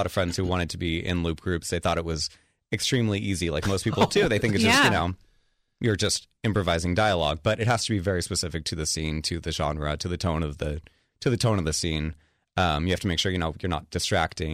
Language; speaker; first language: English; native; English